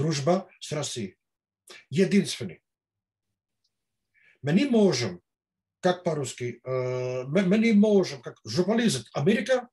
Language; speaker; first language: Russian; non-native, fluent; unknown